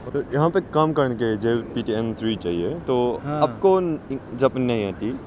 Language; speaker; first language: Hindi; non-native, fluent; Japanese